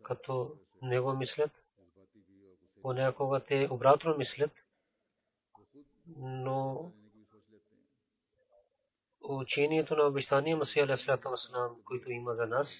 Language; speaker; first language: Bulgarian; non-native, learner; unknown